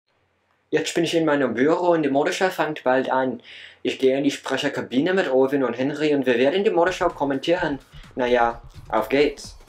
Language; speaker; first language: German; non-native, learner; English